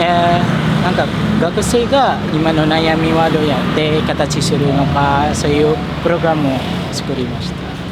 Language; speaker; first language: Japanese; non-native, fluent; Indonesian